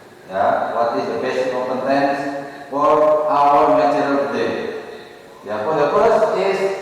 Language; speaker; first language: English; non-native, learner; Indonesian